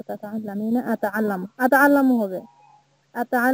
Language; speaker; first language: Arabic; non-native, learner; Bangla